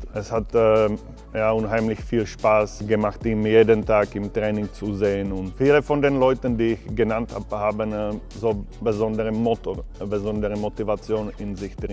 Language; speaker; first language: German; non-native, fluent; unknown